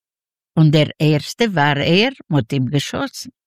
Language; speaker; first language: German; non-native, learner; Yiddish